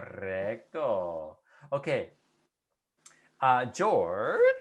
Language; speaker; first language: Spanish; non-native, fluent; English